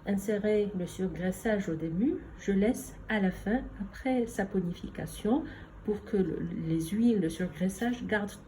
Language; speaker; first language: French; non-native, local second language; Arabic